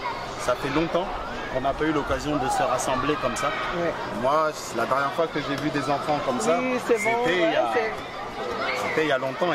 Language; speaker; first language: French; native; French